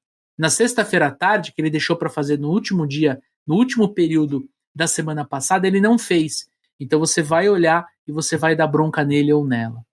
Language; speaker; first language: Portuguese; native; Portuguese